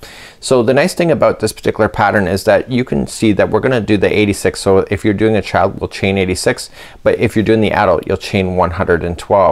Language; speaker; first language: English; native; English